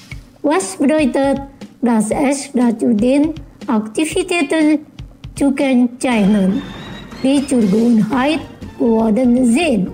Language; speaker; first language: German; non-native, fluent; Indonesian